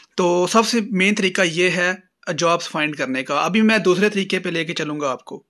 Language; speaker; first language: Urdu; non-native, local second language; Punjabi